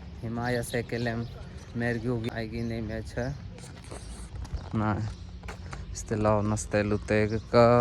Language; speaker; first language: Armenian; non-native, learner; Hindi